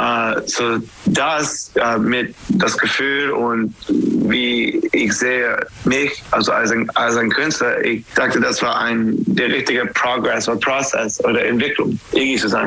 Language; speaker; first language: German; non-native, learner; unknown